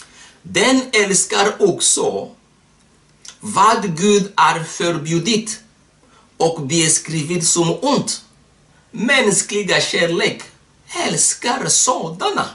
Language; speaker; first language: Swedish; non-native, fluent; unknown